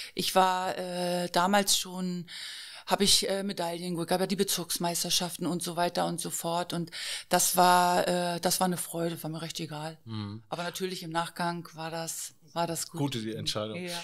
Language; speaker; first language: German; native; German